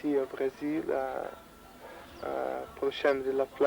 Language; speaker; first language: French; non-native, learner; Portuguese